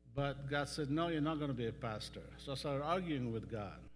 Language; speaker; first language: English; non-native, fluent; Hebrew